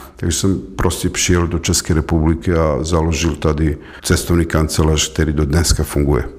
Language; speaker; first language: Czech; non-native, fluent; Serbian